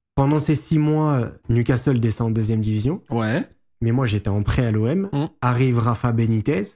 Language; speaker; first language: French; native; French